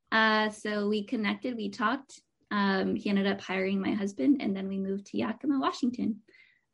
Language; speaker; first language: English; native; English